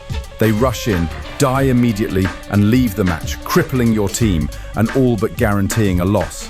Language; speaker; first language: English; native; English